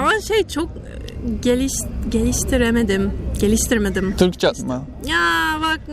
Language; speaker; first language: Turkish; non-native, learner; English